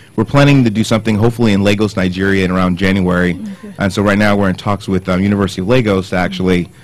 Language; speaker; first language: English; native; English